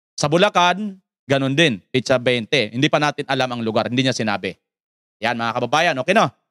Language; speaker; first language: Filipino; native; Filipino